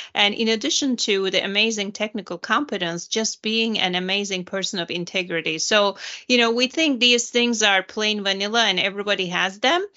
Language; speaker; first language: English; non-native, fluent; Turkish